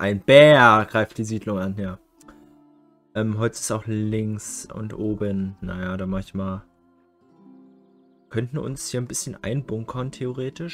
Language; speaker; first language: German; native; German